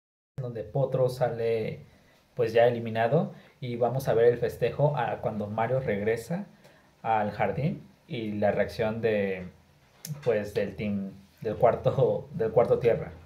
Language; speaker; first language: Spanish; native; Spanish